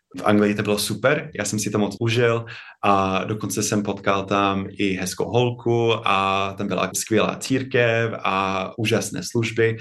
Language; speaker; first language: Czech; non-native, fluent; English